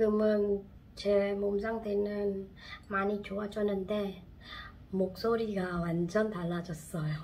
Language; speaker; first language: Korean; non-native, fluent; Khmer